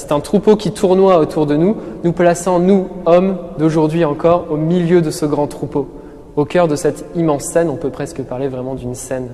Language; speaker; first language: French; native; French